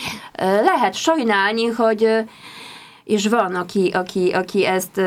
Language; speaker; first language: Hungarian; non-native, fluent; Polish